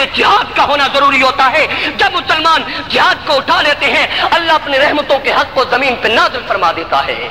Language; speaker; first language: Urdu; native; Urdu